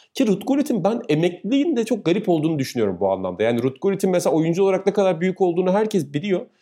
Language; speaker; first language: Turkish; native; Turkish